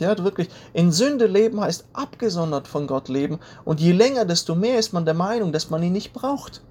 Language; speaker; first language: German; native; German